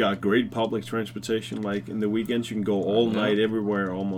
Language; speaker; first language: English; non-native, fluent; Danish